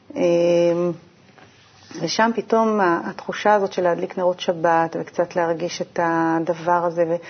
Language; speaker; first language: Hebrew; native; Hebrew